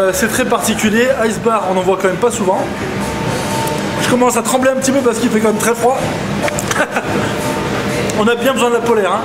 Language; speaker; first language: French; native; French